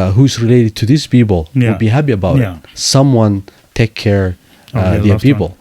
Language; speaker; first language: English; non-native, fluent; Somali